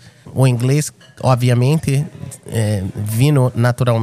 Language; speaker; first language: Spanish; non-native, fluent; Portuguese